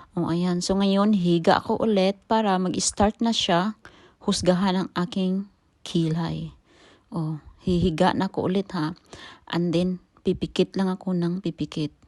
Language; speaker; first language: Filipino; non-native, local second language; Cebuano